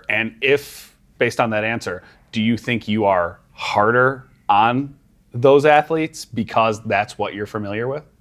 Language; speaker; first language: English; native; English